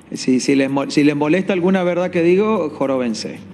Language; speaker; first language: Spanish; native; Spanish